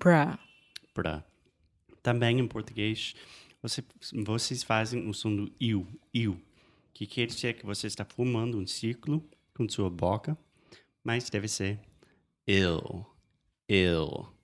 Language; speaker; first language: Portuguese; non-native, fluent; English